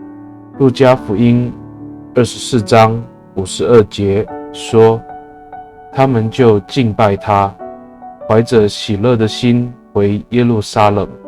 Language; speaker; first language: Chinese; non-native, local second language; Amis